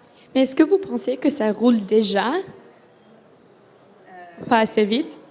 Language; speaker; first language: French; non-native, local second language; English